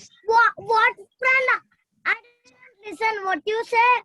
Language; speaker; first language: English; non-native, learner; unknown